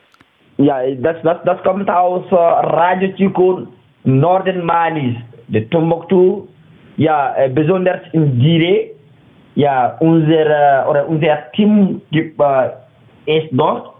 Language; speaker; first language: German; non-native, learner; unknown